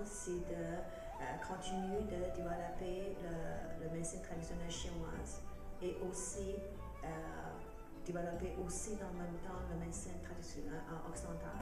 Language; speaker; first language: French; non-native, fluent; Chinese